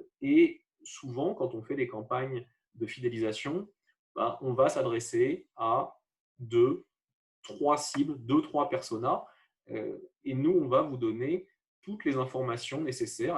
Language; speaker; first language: French; native; French